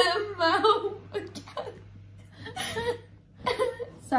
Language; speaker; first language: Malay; early bilingual, heritage; English